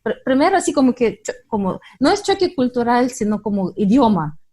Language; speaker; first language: Spanish; non-native, fluent; Russian